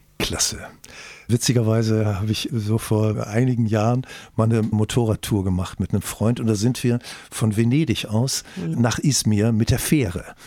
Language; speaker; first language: German; native; German